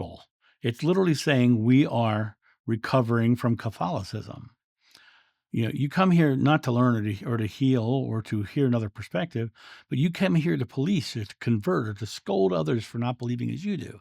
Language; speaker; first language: English; native; English